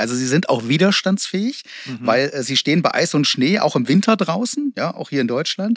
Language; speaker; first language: German; native; German